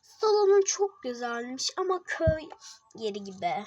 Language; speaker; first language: Turkish; native; Turkish